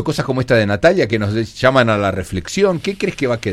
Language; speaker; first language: Spanish; native; Spanish